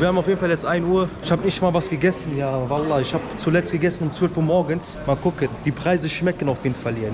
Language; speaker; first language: German; early bilingual, other home language; Turkish